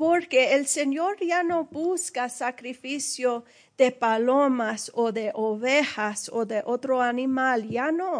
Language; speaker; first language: Spanish; early bilingual, heritage; Spanish